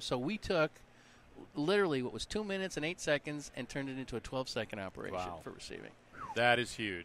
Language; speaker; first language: English; native; English